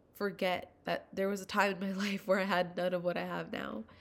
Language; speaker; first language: English; early bilingual, other home language; Hindi